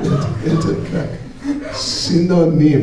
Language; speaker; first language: Russian; non-native, learner; English